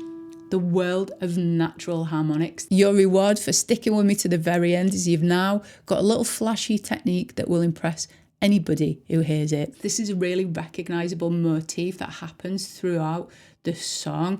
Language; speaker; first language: English; native; English